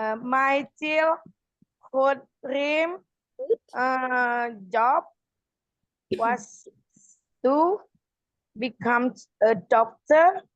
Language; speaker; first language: English; non-native, learner; Indonesian